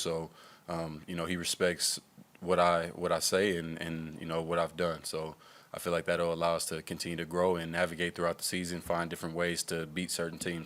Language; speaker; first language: English; native; English